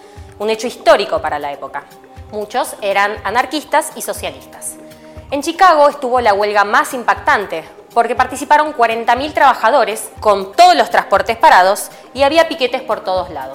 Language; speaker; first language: Spanish; native; Spanish